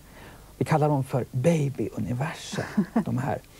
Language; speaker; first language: Swedish; native; Swedish